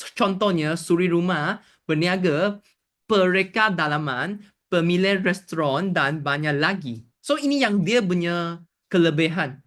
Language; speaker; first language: Malay; non-native, local second language; Chinese